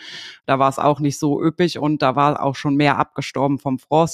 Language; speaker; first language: German; native; German